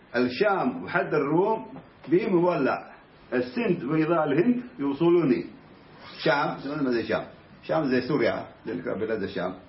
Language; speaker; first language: Hebrew; native; Hebrew